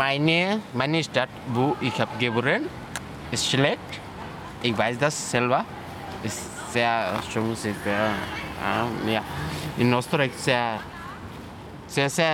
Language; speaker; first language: German; non-native, learner; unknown